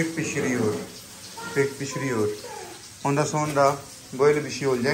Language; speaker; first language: Turkish; non-native, learner; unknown